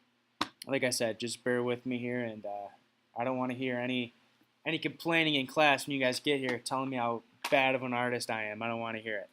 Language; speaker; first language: English; native; English